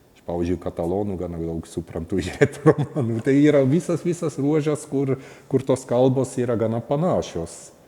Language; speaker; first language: Lithuanian; non-native, fluent; Swiss German